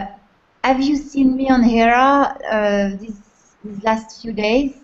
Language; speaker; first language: English; non-native, fluent; French